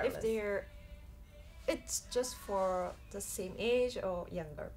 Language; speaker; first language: English; non-native, learner; Japanese